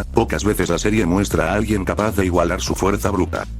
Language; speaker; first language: Spanish; native; Spanish